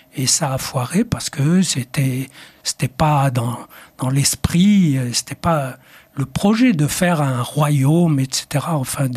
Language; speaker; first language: French; non-native, local second language; Arabic